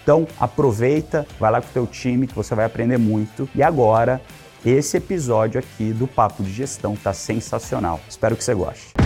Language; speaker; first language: Portuguese; native; Portuguese